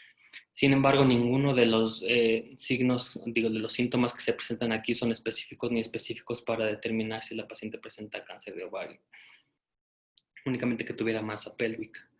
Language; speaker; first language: Spanish; native; Spanish